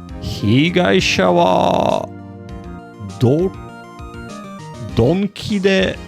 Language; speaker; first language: Japanese; non-native, learner; English